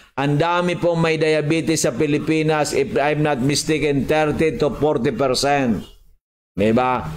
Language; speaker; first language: Filipino; non-native, local second language; Bikol